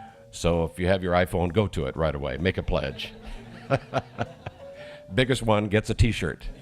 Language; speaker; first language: English; native; English